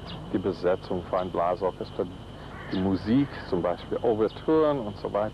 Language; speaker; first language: German; non-native, fluent; English